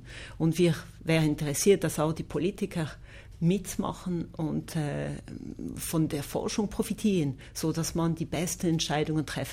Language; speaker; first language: German; non-native, local second language; French